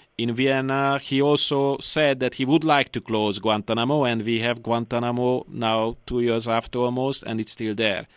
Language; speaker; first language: English; non-native, fluent; Hungarian